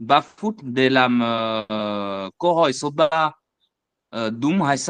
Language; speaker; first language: Vietnamese; non-native, learner; French